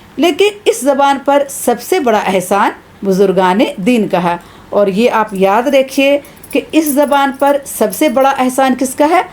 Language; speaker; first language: Urdu; native; Urdu